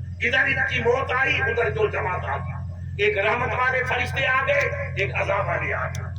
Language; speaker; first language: Urdu; non-native, local second language; Marwari